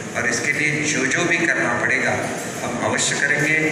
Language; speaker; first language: Hindi; non-native, local second language; Marathi